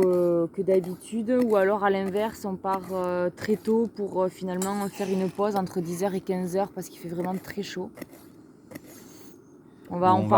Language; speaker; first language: French; native; French